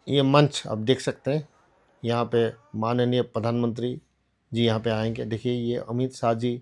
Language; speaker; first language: Hindi; non-native, local second language; Assamese